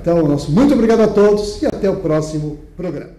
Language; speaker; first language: Portuguese; native; Portuguese